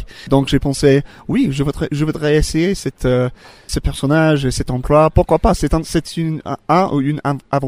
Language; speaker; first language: French; non-native, learner; English